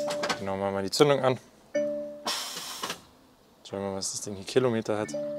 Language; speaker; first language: German; native; German